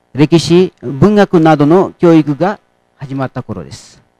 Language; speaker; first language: Japanese; non-native, fluent; Nepali